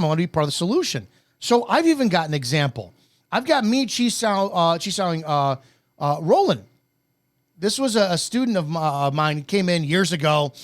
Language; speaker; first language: English; native; English